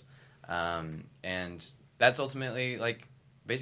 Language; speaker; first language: English; native; English